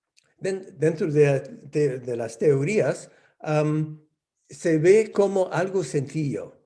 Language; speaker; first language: Spanish; non-native, fluent; English